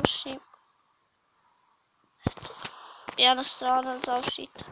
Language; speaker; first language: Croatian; early bilingual, heritage; Bosnian